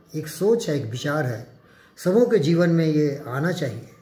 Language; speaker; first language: Hindi; native; Hindi